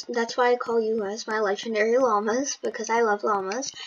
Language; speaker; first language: English; native; English